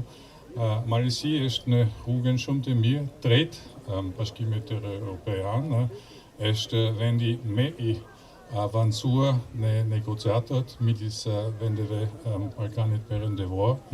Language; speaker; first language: Albanian; non-native, learner; German